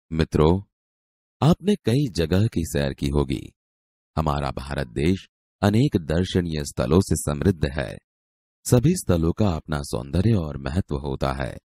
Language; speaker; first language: Hindi; non-native, local second language; Gujarati